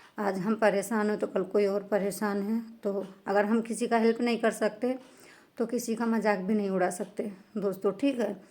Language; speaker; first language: Hindi; native; Hindi